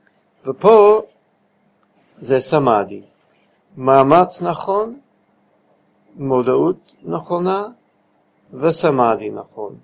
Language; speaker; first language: Hebrew; non-native, fluent; English